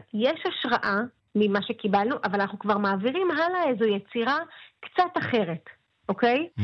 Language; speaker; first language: Hebrew; early bilingual, other home language; Russian